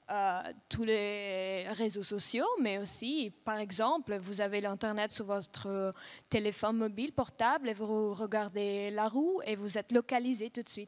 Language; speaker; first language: French; non-native, fluent; Russian